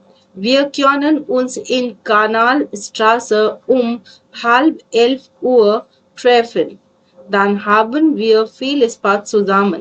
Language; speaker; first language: German; non-native, learner; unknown